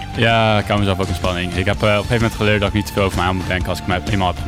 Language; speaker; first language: Dutch; native; Dutch